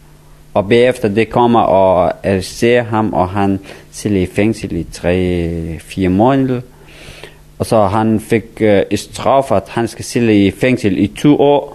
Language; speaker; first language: Danish; non-native, learner; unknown